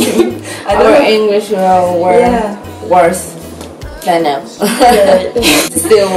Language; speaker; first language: English; non-native, learner; Spanish